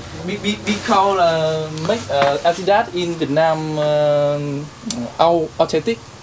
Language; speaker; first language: English; non-native, learner; Vietnamese